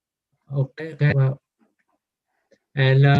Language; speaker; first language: English; non-native, learner; Vietnamese